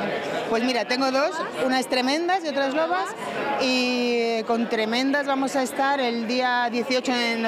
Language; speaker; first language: Spanish; native; Spanish